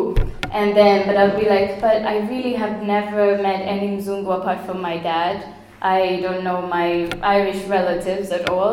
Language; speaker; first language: English; non-native, local second language; Swahili